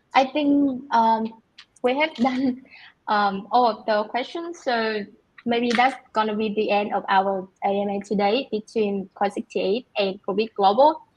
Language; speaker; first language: English; non-native, fluent; Vietnamese